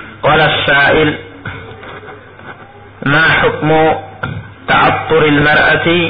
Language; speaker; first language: Arabic; non-native, fluent; Indonesian